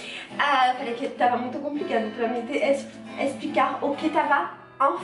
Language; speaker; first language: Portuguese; non-native, fluent; French